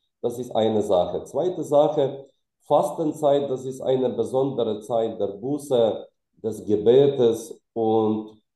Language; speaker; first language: German; non-native, fluent; Ukrainian